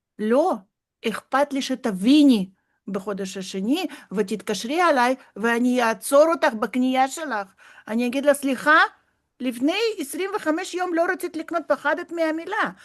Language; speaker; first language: Hebrew; non-native, fluent; Russian